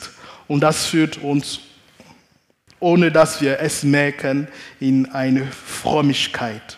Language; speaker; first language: German; non-native, fluent; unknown